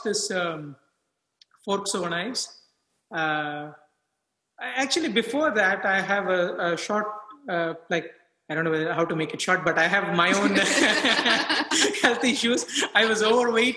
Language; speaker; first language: English; non-native, local second language; Telugu